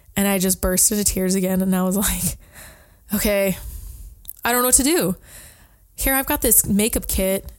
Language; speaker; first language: English; native; English